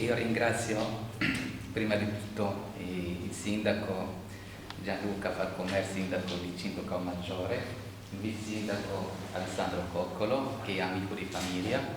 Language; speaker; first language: Italian; non-native, fluent; Arabic